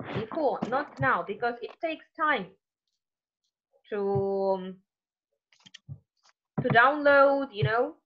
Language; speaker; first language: English; non-native, fluent; Russian